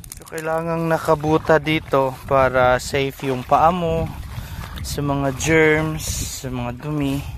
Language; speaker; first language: Filipino; non-native, local second language; Cebuano